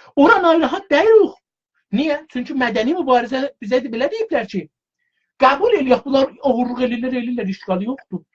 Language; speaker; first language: Azerbaijani; native; Azerbaijani